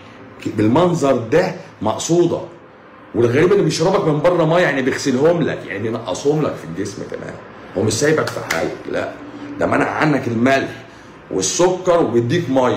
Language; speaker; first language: Arabic; native; Arabic